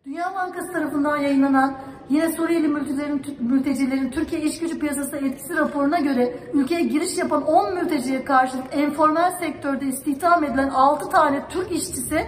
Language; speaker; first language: Turkish; native; Turkish